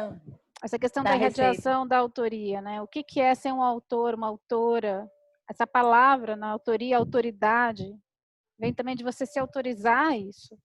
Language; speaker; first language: Portuguese; native; Portuguese